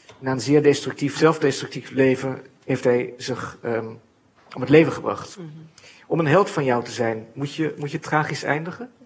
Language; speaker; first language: Dutch; native; Dutch